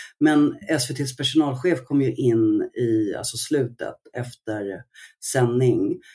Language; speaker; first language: Swedish; early bilingual, other home language; Arabic